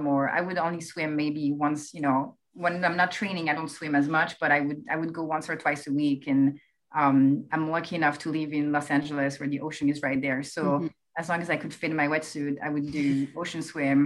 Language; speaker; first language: English; non-native, fluent; French